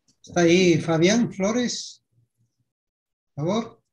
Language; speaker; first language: Spanish; native; Spanish